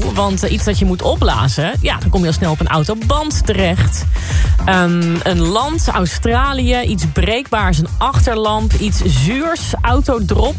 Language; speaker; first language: Dutch; native; Dutch